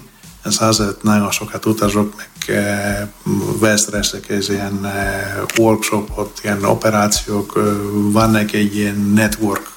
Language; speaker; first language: Hungarian; non-native, learner; Greek